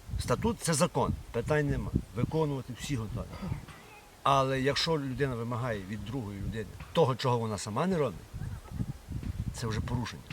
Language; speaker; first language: Ukrainian; native; Ukrainian